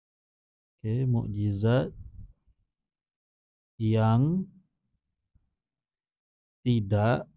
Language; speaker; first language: Malay; native; Malay